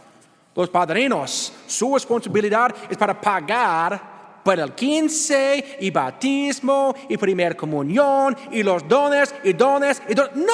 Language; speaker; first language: Spanish; non-native, learner; English